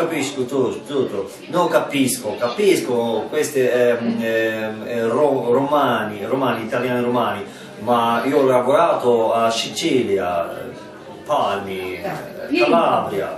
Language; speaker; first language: Italian; non-native, learner; Polish